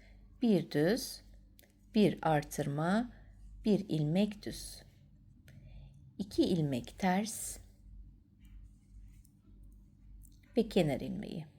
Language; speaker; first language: Turkish; native; Turkish